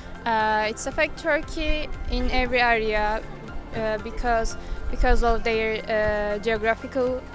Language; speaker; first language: English; non-native, learner; Turkish